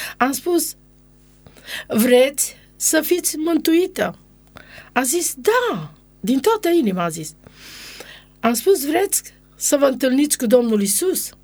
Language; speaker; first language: Romanian; non-native, local second language; Romany